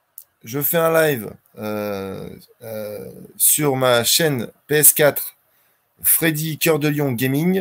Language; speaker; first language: French; native; French